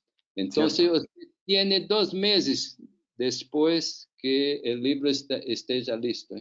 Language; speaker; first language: Spanish; non-native, learner; Portuguese